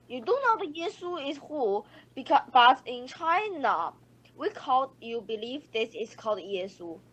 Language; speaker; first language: English; non-native, learner; Chinese